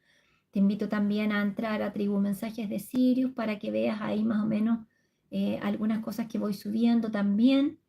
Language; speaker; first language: Spanish; native; Spanish